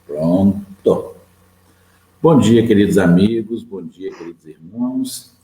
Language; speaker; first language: Portuguese; native; Portuguese